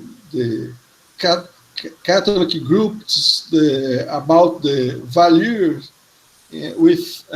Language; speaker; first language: English; non-native, learner; Portuguese